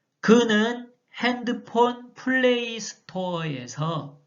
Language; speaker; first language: Korean; non-native, fluent; Chinese